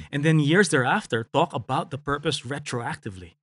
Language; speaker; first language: English; non-native, local second language; Filipino